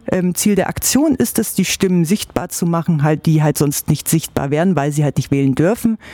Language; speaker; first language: German; native; German